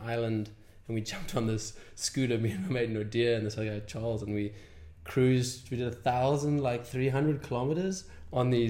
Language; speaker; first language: English; native; English